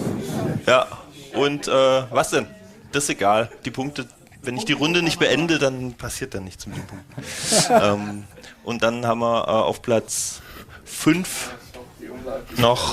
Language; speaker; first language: German; native; German